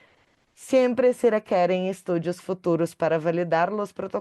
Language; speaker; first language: Spanish; non-native, learner; Portuguese